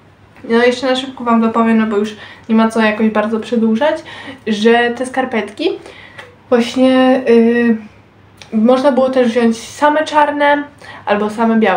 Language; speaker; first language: Polish; native; Polish